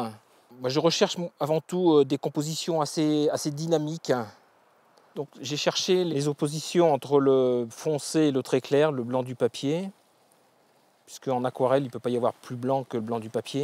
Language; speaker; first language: French; native; French